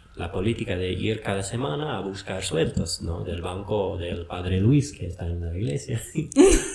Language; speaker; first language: Spanish; non-native, fluent; English